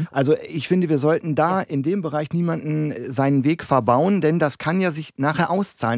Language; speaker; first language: German; native; German